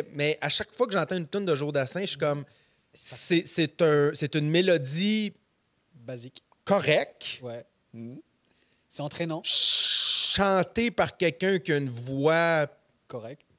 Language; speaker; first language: French; native; French